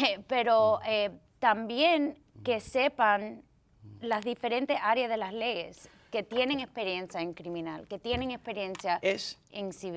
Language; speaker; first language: Spanish; early bilingual, heritage; Spanish